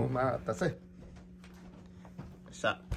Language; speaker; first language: Japanese; native; Japanese